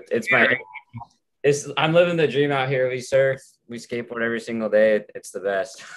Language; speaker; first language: English; native; English